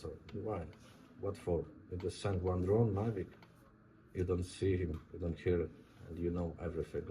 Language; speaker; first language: English; non-native, learner; Polish